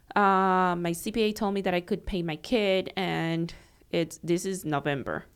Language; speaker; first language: English; non-native, fluent; Spanish